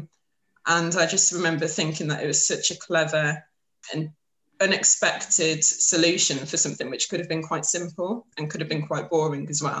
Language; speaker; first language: English; native; English